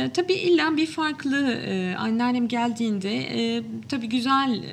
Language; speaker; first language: Turkish; early bilingual, other home language; Arabic